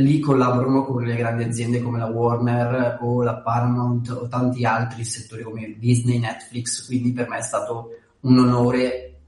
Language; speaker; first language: English; non-native, learner; Italian